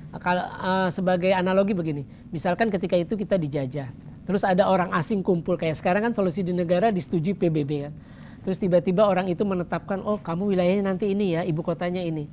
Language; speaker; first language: Indonesian; native; Indonesian